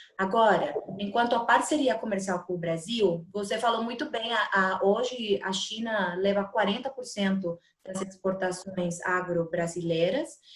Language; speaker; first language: Portuguese; non-native, fluent; Spanish